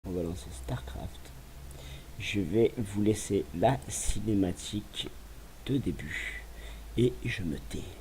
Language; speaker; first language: French; native; French